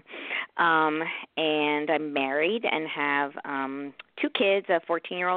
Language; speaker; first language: English; native; English